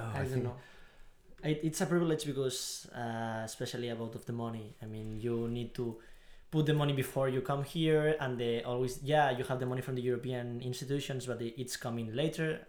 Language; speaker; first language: English; non-native, fluent; Spanish